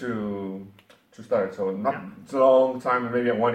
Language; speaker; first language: English; non-native, learner; Portuguese